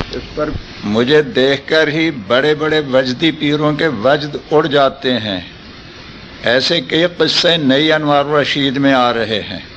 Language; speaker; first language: Urdu; native; Urdu